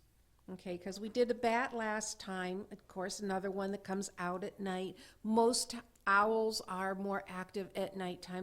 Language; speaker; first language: English; native; English